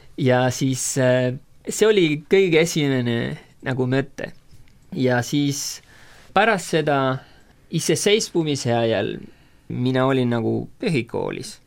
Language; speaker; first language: Estonian; non-native, fluent; Spanish